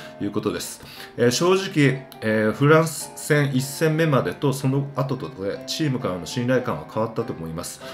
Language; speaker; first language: Japanese; native; Japanese